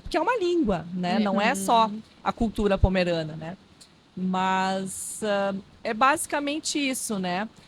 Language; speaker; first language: Portuguese; non-native, local second language; Low German